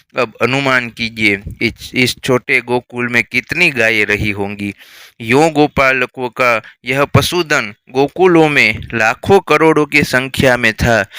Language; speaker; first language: Hindi; non-native, local second language; Gujarati